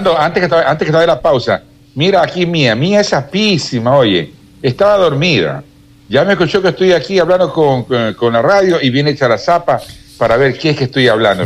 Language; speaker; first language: Spanish; native; Spanish